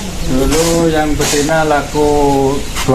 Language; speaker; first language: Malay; non-native, local second language; Javanese